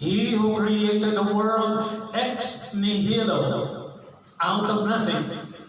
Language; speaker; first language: English; non-native, local second language; Filipino